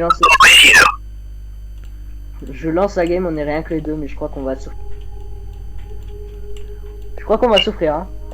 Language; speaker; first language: French; native; French